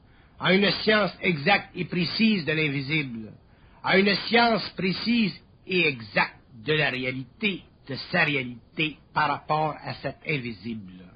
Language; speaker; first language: French; native; French